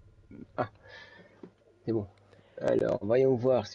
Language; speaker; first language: French; native; French